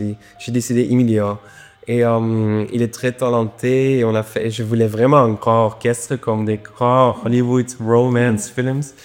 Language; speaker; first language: French; non-native, learner; Dutch